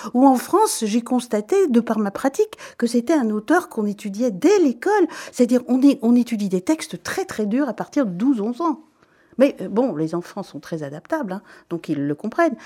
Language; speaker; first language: French; native; French